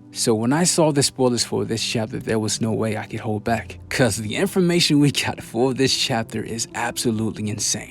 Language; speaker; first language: English; native; English